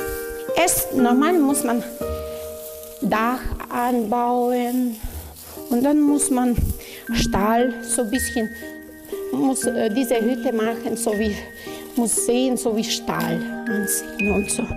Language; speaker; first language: German; non-native, learner; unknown